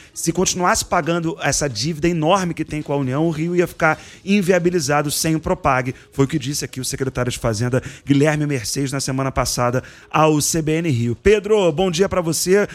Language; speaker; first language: Portuguese; native; Portuguese